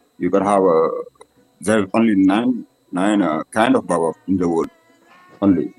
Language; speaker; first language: English; non-native, learner; Wolof